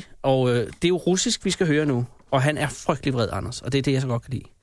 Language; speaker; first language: Danish; native; Danish